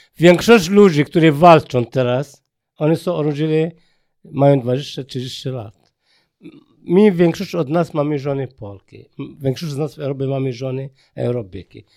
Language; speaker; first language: Polish; non-native, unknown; Arabic